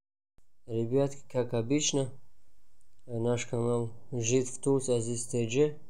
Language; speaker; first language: Russian; non-native, learner; Tajik